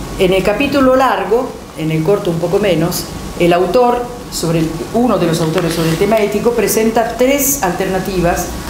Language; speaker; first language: Spanish; non-native, fluent; Italian